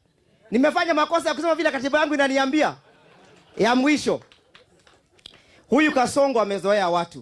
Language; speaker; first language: Swahili; non-native, local second language; Kamba